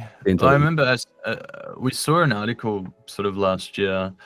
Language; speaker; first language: English; native; English